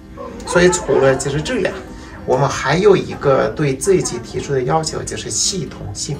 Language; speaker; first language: Chinese; non-native, fluent; Russian